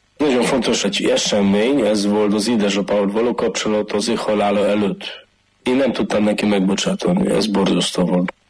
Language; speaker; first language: Hungarian; non-native, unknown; Polish